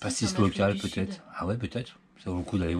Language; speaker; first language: French; native; French